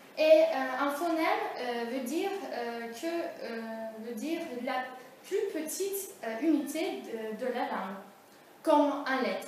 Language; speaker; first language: French; non-native, fluent; Turkish